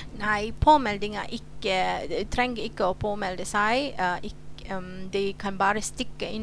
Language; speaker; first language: Norwegian; non-native, fluent; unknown